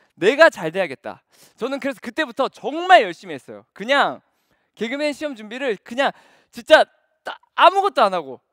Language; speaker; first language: Korean; native; Korean